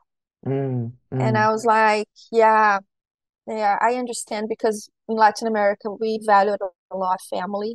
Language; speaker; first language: English; non-native, fluent; Portuguese